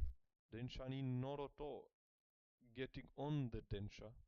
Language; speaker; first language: Japanese; non-native, learner; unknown